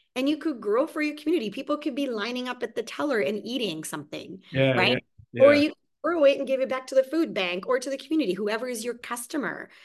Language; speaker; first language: English; early bilingual, other home language; Hungarian